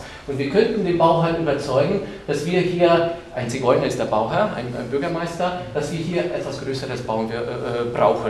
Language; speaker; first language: German; non-native, fluent; Hungarian